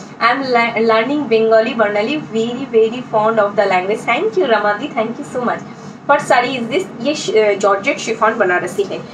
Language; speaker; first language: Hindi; non-native, local second language; Bangla